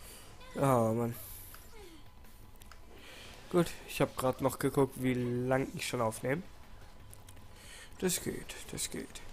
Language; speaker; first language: German; native; German